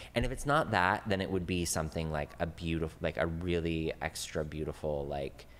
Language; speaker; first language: English; native; English